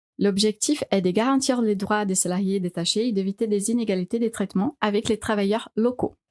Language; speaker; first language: French; non-native, fluent; Portuguese